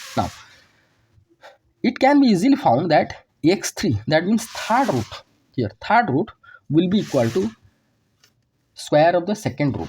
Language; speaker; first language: English; non-native, local second language; Odia